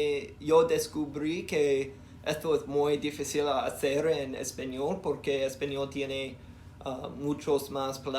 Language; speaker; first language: Spanish; non-native, learner; English